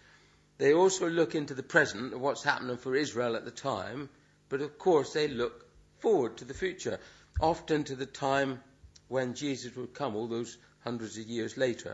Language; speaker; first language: English; native; English